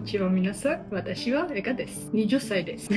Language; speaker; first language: Japanese; non-native, learner; Georgian